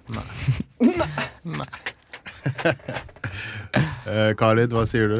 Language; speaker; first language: Norwegian; non-native, fluent; English